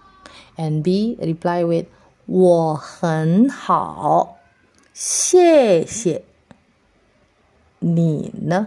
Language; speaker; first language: Chinese; non-native, fluent; Indonesian